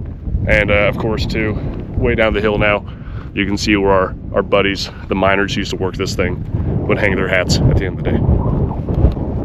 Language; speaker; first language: English; native; English